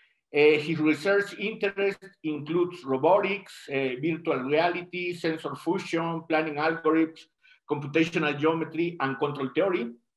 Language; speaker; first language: English; non-native, fluent; Spanish